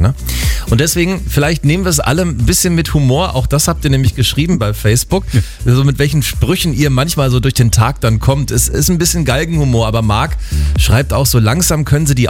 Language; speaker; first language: German; native; German